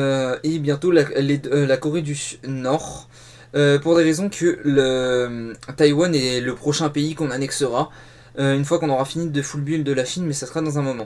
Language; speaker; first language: French; native; French